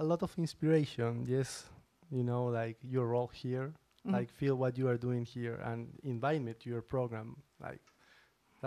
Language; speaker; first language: English; non-native, fluent; Spanish